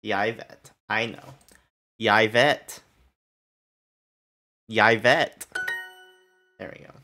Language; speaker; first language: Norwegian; non-native, learner; English